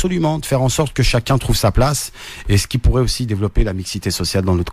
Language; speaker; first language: French; native; French